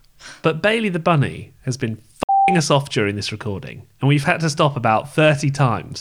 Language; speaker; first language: English; native; English